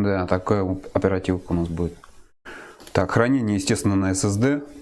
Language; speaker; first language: Russian; native; Russian